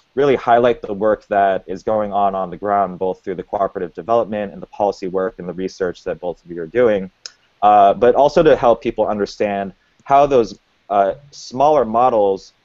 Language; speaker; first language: English; native; English